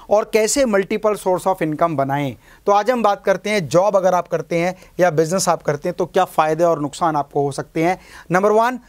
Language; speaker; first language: Hindi; native; Hindi